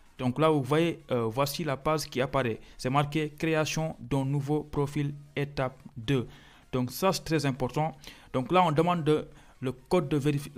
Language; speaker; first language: French; non-native, local second language; Fula